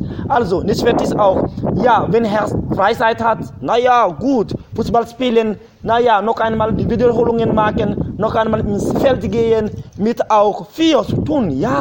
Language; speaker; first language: German; non-native, fluent; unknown